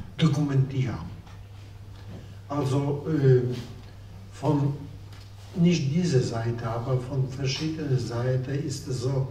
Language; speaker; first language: German; non-native, fluent; Polish